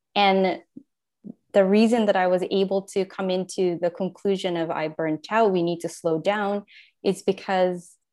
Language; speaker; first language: English; non-native, fluent; Japanese